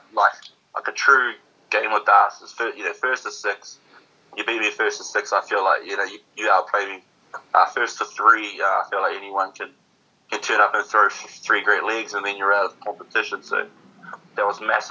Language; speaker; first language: English; native; English